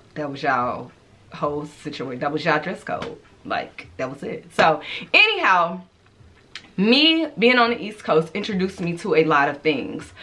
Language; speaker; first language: English; native; English